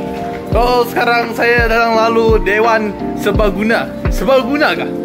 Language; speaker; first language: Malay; non-native, local second language; Chinese